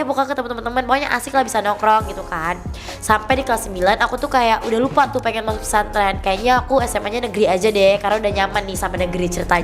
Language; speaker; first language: Indonesian; native; Indonesian